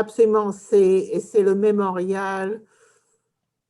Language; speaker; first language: French; early bilingual, heritage; English